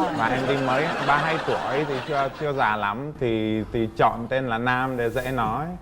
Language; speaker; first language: Vietnamese; non-native, fluent; Czech